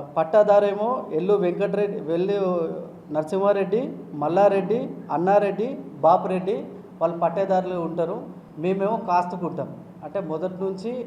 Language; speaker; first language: Telugu; native; Telugu